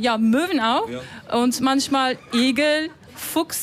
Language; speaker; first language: German; non-native, learner; Turkish